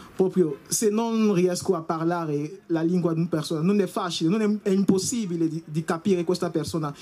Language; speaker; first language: Italian; non-native, learner; French